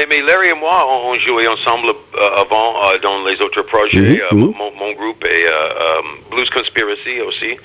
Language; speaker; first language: French; non-native, learner; English